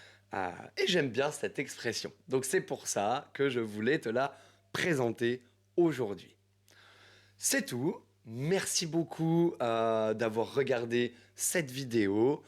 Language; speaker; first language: French; native; French